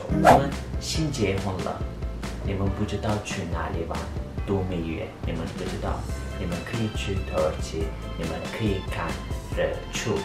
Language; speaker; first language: Chinese; non-native, learner; Turkish